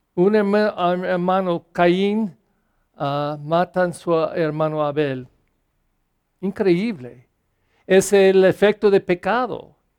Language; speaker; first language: Spanish; non-native, fluent; English